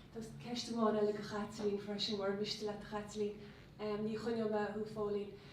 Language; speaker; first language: Irish; native; Irish